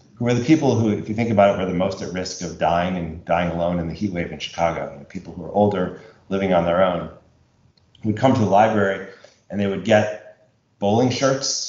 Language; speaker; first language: English; native; English